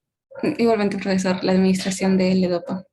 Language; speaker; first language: Spanish; native; Spanish